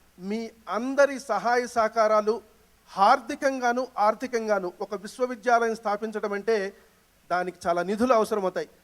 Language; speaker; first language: Telugu; native; Telugu